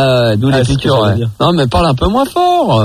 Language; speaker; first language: French; native; French